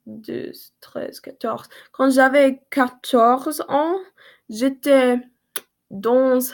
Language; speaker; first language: French; non-native, learner; English